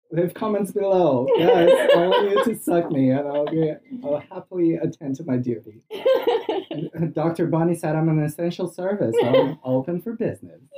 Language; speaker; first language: English; non-native, fluent; Portuguese